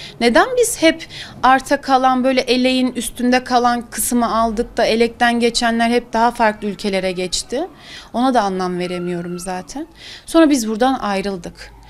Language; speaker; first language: Turkish; native; Turkish